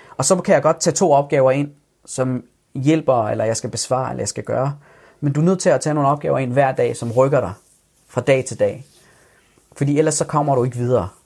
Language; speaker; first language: Danish; early bilingual, other home language; Persian